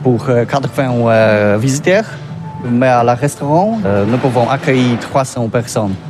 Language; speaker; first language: French; non-native, learner; Polish